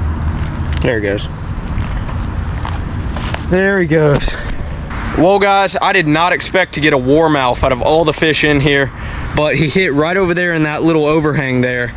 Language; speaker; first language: English; native; English